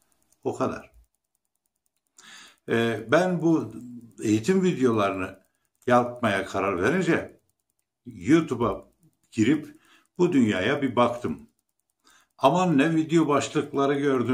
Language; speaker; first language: Turkish; native; Turkish